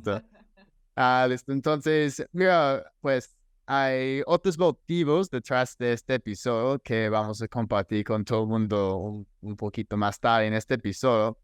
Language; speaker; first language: Spanish; non-native, fluent; English